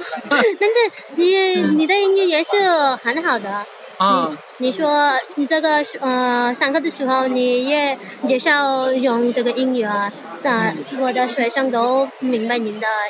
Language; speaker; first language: Chinese; non-native, learner; Nepali